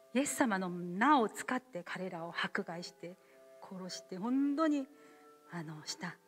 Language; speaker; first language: Japanese; non-native, fluent; Korean